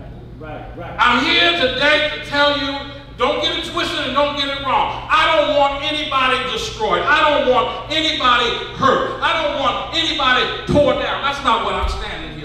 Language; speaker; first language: English; native; English